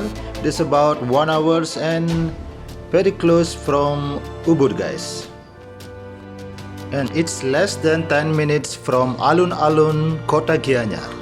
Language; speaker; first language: English; non-native, local second language; Indonesian